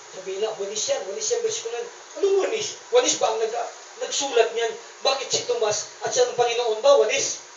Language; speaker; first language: Filipino; non-native, local second language; Cebuano